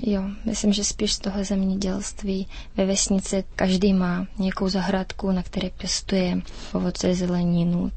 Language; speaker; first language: Czech; early bilingual, heritage; Czech